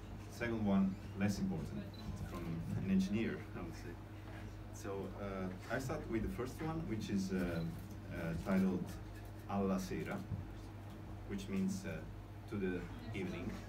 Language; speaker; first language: English; non-native, fluent; Italian